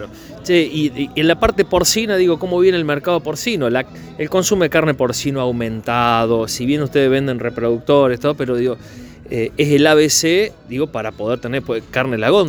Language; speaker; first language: Spanish; native; Spanish